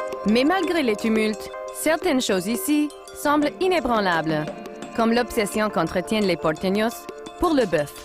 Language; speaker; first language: French; native; French